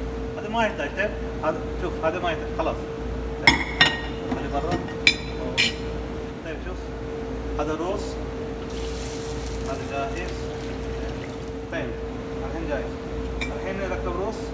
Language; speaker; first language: Arabic; non-native, learner; Urdu